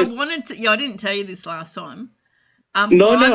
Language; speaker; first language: English; native; English